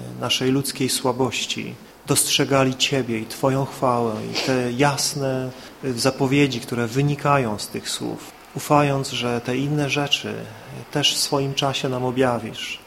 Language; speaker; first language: Polish; native; Polish